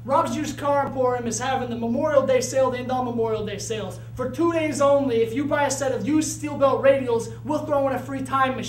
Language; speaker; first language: English; native; English